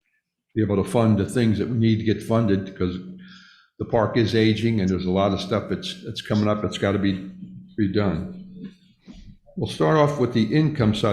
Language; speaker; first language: English; native; English